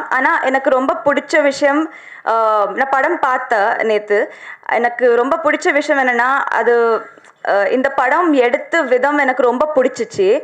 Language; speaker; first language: Tamil; non-native, learner; Telugu